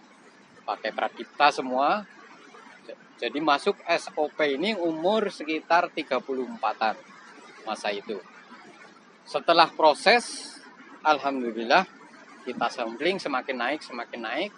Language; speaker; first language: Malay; non-native, local second language; Javanese